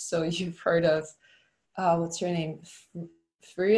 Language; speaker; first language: English; non-native, fluent; Polish